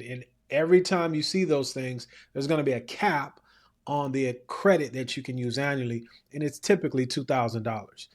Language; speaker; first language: English; native; English